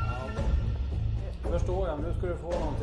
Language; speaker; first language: Swedish; native; Swedish